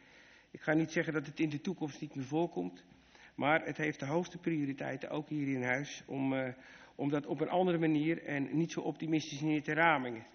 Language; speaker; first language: Dutch; native; Dutch